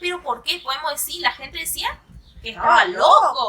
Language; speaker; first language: Spanish; native; Spanish